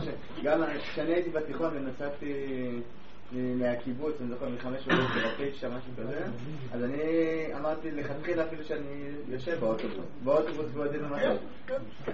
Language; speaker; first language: Hebrew; native; Hebrew